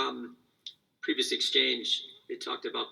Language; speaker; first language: English; native; English